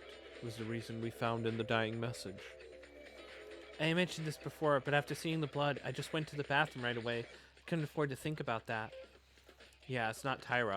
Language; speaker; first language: English; native; English